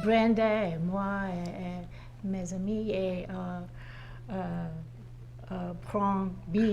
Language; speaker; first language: French; non-native, learner; English